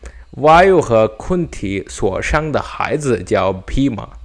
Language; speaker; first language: Chinese; non-native, learner; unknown